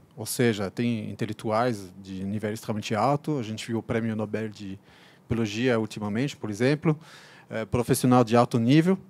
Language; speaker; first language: Portuguese; non-native, fluent; French